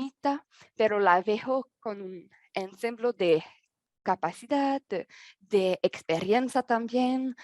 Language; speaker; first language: Spanish; non-native, learner; French